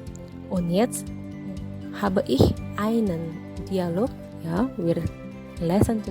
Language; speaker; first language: German; non-native, fluent; Indonesian